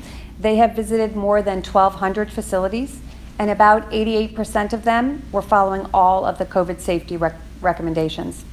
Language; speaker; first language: English; native; English